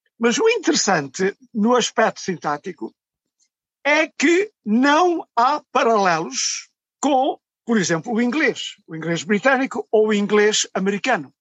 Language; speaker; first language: Portuguese; native; Portuguese